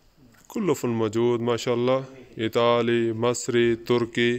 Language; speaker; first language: Arabic; non-native, learner; Urdu